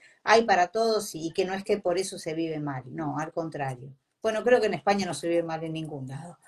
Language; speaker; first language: Spanish; native; Spanish